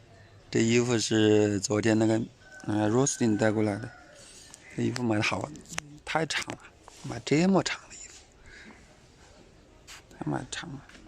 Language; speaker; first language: Chinese; native; Chinese